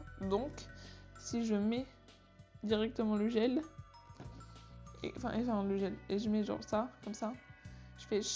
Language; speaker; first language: French; native; French